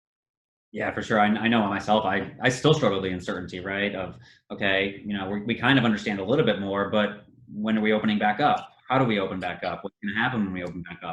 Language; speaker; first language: English; native; English